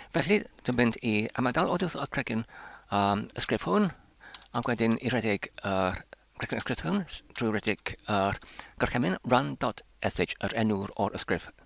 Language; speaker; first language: Welsh; non-native, learner; Polish